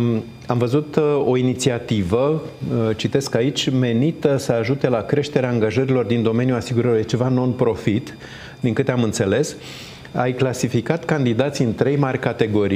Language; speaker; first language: Romanian; native; Romanian